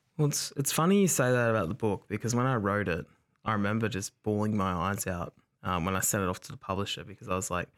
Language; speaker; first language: English; native; English